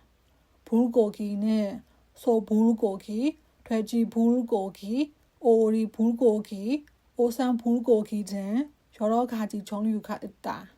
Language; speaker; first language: Korean; non-native, learner; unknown